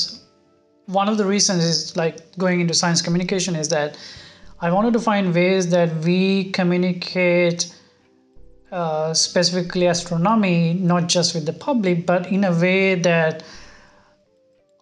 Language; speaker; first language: English; non-native, local second language; Sinhala